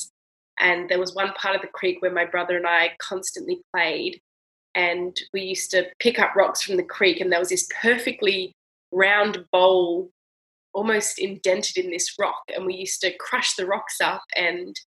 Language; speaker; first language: English; native; English